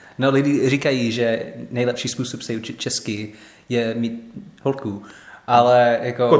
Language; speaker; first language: Czech; non-native, learner; English